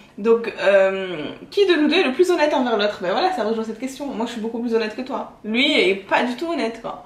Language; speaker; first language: French; native; French